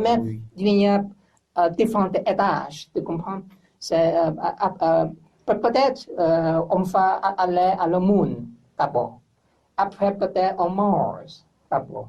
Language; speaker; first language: French; non-native, learner; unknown